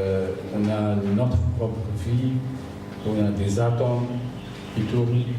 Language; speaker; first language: French; non-native, fluent; Portuguese